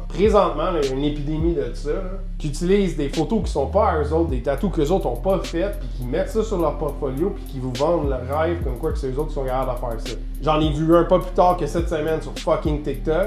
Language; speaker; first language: French; native; French